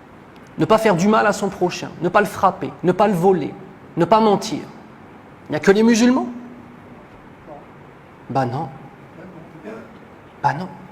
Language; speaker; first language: French; native; French